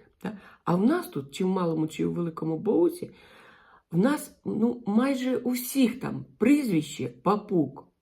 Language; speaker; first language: Ukrainian; non-native, local second language; Russian